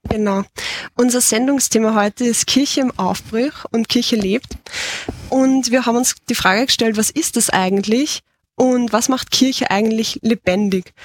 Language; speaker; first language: German; native; German